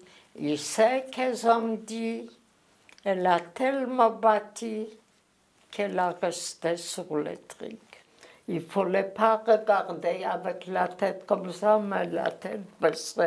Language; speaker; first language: French; non-native, learner; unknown